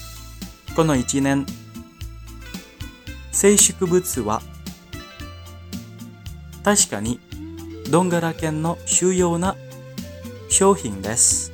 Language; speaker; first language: Japanese; non-native, fluent; Indonesian